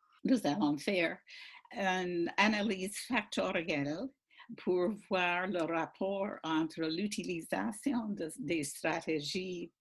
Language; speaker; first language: French; non-native, fluent; English